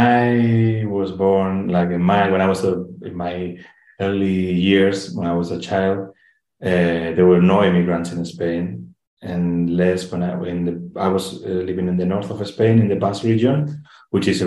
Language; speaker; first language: English; non-native, fluent; Spanish